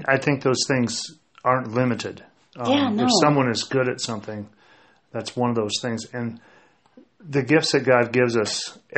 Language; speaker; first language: English; native; English